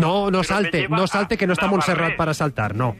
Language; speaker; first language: Spanish; native; Spanish